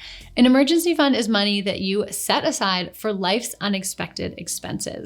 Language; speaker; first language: English; native; English